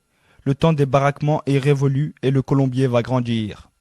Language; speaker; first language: French; native; French